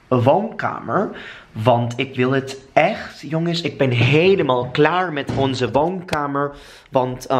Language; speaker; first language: Dutch; non-native, fluent; English